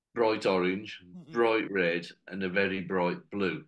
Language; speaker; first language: English; native; English